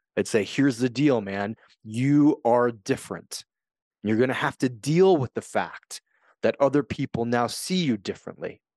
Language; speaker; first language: English; native; English